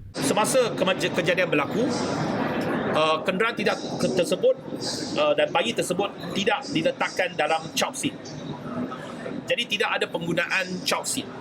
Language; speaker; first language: Malay; non-native, local second language; Chinese